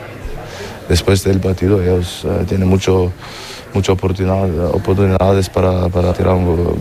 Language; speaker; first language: Spanish; non-native, fluent; German